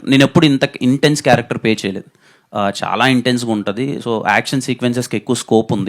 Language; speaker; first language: Telugu; native; Telugu